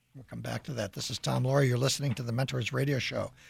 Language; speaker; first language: English; native; English